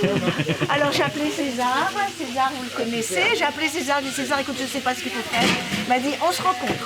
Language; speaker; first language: French; native; French